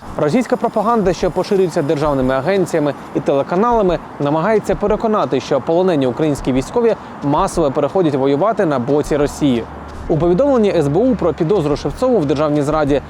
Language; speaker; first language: Ukrainian; native; Ukrainian